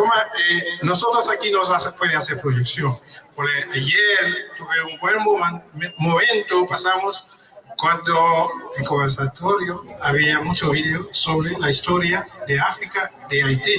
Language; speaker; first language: Spanish; non-native, fluent; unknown